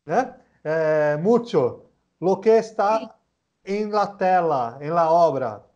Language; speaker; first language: Spanish; non-native, learner; Portuguese